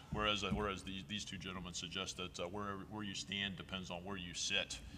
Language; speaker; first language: English; native; English